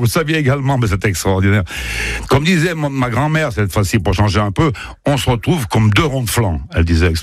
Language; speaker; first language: French; native; French